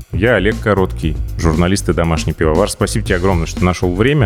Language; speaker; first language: Russian; native; Russian